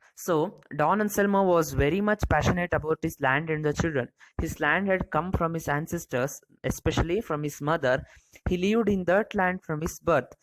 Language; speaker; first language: English; non-native, local second language; Kannada